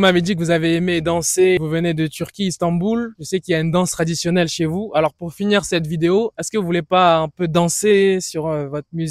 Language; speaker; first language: French; native; French